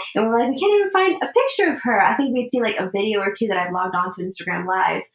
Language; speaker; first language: English; early bilingual, other home language; Spanish